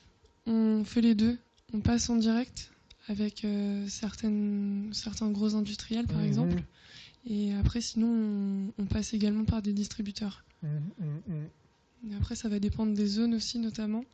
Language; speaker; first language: French; native; French